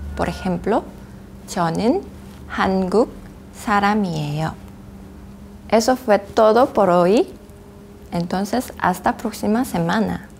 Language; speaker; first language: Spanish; non-native, fluent; Korean